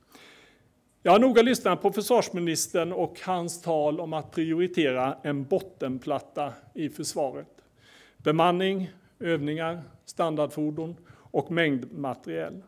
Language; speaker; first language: Swedish; native; Swedish